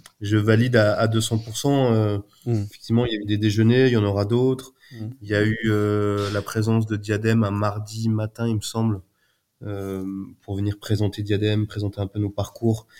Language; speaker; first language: French; native; French